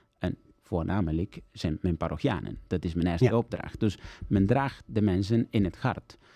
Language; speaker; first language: Dutch; non-native, fluent; Italian